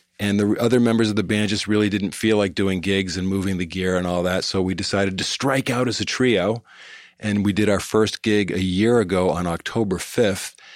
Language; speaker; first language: English; native; English